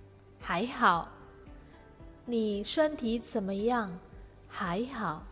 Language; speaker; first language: Chinese; non-native, fluent; Indonesian